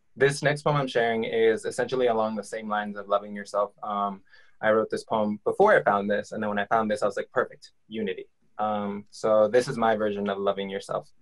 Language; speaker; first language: English; native; English